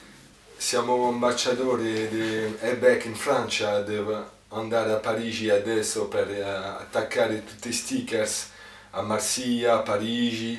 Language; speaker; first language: Italian; non-native, learner; French